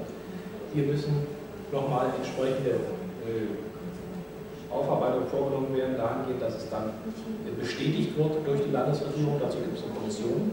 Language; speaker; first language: German; native; German